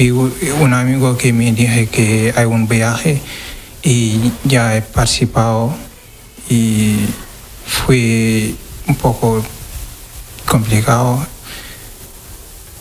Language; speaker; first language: Spanish; non-native, learner; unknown